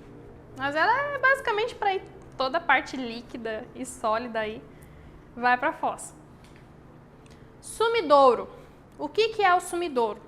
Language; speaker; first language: Portuguese; native; Portuguese